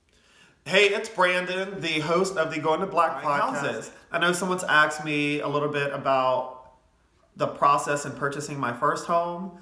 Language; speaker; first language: English; native; English